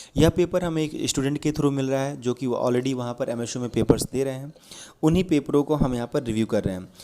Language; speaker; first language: Hindi; native; Hindi